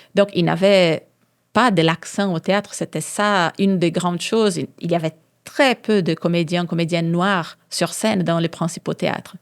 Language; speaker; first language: French; non-native, fluent; Portuguese